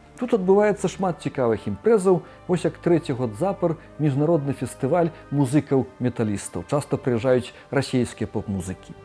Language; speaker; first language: Belarusian; native; Belarusian